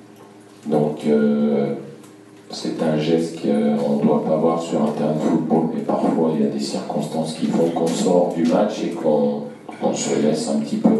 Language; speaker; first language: French; native; French